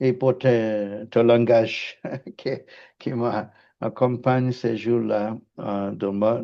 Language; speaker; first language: French; non-native, fluent; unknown